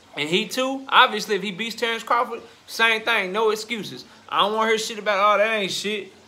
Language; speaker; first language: English; native; English